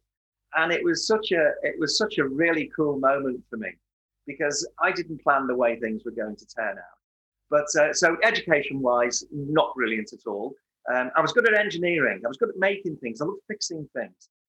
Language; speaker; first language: English; native; English